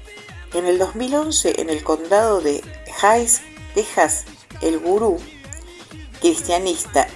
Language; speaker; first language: Spanish; native; Spanish